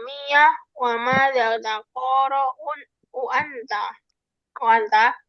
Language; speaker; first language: Arabic; non-native, learner; Indonesian